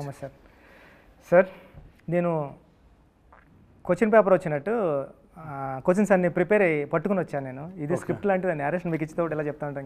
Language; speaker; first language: Telugu; native; Telugu